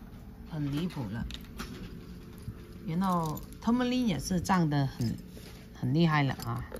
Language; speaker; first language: Chinese; non-native, local second language; Cantonese